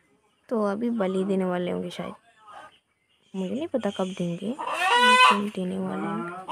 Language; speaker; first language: Hindi; non-native, local second language; Kok Borok